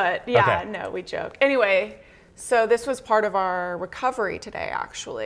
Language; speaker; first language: English; native; English